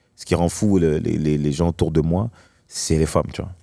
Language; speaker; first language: French; native; French